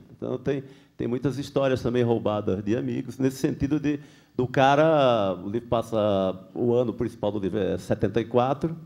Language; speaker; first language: Portuguese; native; Portuguese